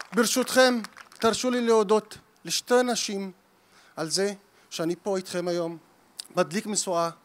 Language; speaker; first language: Hebrew; native; Hebrew